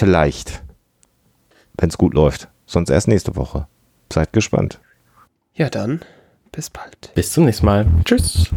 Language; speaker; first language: German; native; German